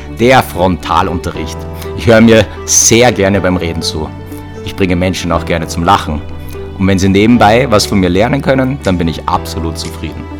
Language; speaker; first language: German; native; German